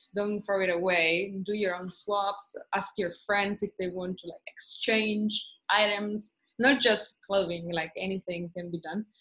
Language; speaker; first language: English; non-native, fluent; Italian